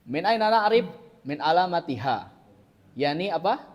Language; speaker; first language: Arabic; non-native, fluent; Indonesian